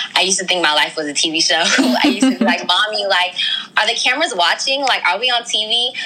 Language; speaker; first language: English; early bilingual, other home language; Krio